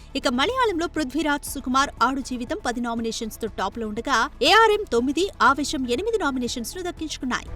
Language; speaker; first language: Telugu; native; Telugu